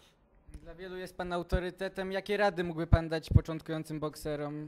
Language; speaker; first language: Polish; native; Polish